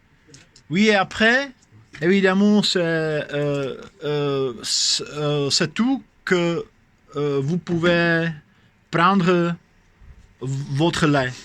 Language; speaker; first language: French; non-native, fluent; Czech